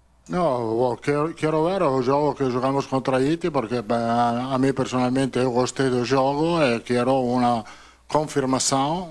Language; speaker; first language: Portuguese; non-native, learner; Italian